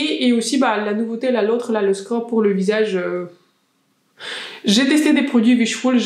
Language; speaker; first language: French; native; French